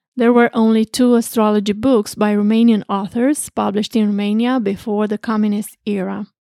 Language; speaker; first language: English; non-native, fluent; Romanian